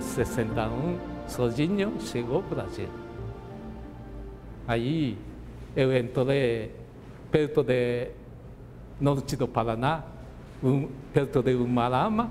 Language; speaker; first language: Portuguese; non-native, learner; Japanese